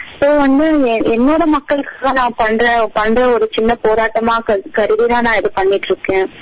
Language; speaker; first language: Tamil; non-native, local second language; Telugu